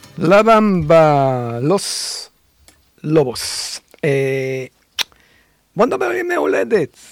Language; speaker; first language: Hebrew; native; Hebrew